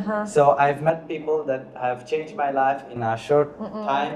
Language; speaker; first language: English; non-native, fluent; Italian